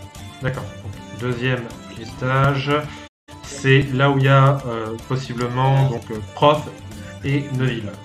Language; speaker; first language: French; native; French